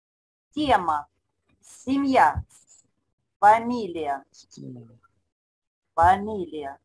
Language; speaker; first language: Russian; non-native, fluent; Spanish